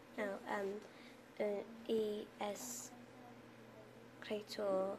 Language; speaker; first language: Spanish; non-native, learner; English